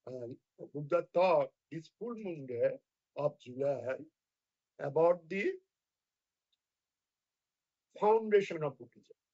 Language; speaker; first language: English; non-native, fluent; Bangla